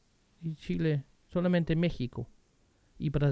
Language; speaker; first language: Spanish; non-native, learner; German